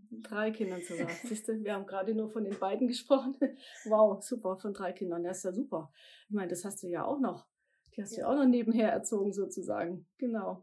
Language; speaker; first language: German; native; German